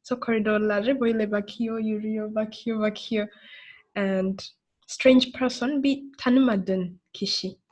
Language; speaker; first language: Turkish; non-native, learner; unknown